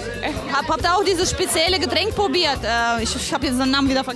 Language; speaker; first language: German; native; German